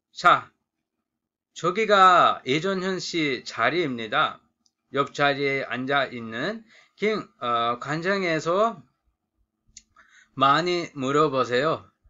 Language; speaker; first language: Korean; non-native, fluent; Sinhala